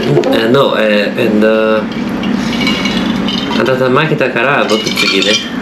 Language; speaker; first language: Japanese; non-native, learner; Portuguese